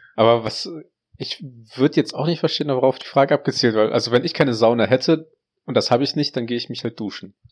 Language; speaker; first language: German; early bilingual, other home language; Russian